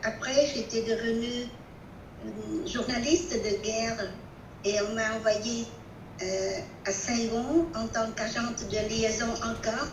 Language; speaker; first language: French; non-native, local second language; Vietnamese